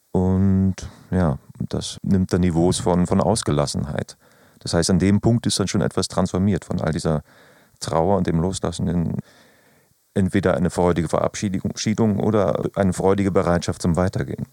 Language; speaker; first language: German; native; German